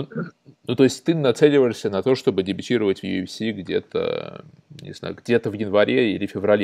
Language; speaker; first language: Russian; native; Russian